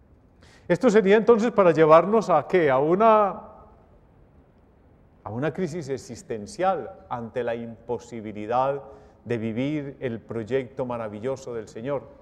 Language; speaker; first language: Spanish; native; Spanish